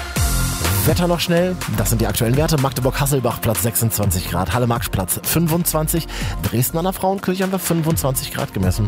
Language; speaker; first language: German; native; German